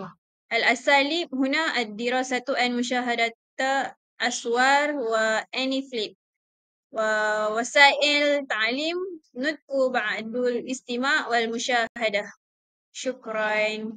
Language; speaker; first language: Arabic; non-native, learner; Malay